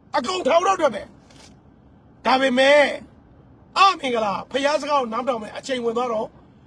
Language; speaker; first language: Burmese; native; Burmese